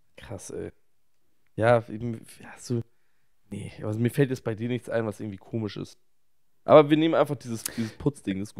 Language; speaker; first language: German; native; German